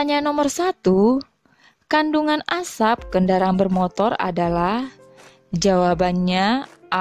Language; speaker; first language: Indonesian; native; Indonesian